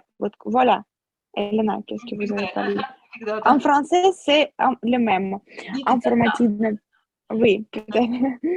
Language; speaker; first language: French; non-native, fluent; Russian